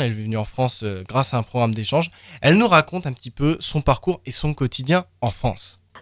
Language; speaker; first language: French; native; French